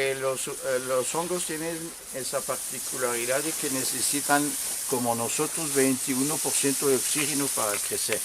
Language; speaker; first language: Spanish; native; Spanish